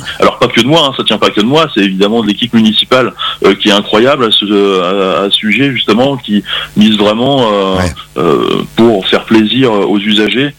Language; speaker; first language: French; native; French